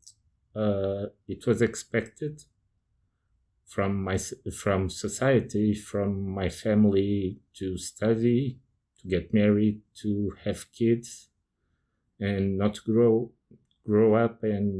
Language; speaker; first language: English; non-native, fluent; Portuguese